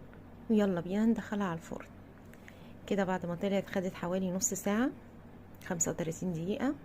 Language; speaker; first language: Arabic; native; Arabic